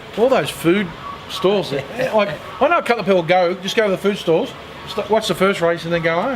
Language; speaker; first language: English; native; English